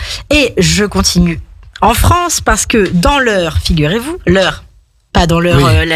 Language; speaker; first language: French; native; French